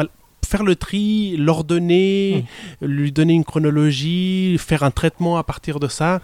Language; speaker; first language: French; early bilingual, other home language; Spanish